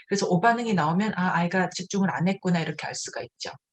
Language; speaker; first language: Korean; native; Korean